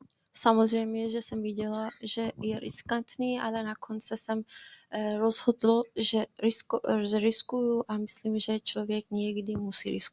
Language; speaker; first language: Czech; non-native, fluent; Persian